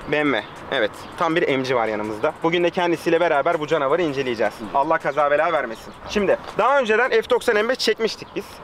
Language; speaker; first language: Turkish; native; Turkish